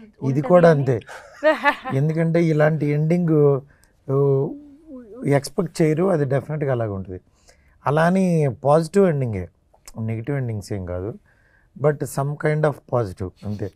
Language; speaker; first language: Telugu; native; Telugu